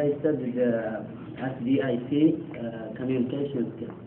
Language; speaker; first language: English; non-native, learner; Arabic